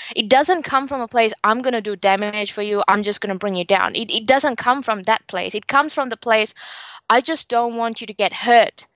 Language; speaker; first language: English; non-native, local second language; Sinhala